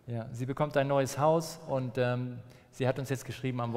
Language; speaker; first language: German; non-native, fluent; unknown